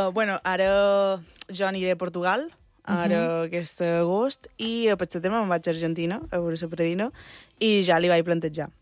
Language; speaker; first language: Catalan; early bilingual, other home language; Spanish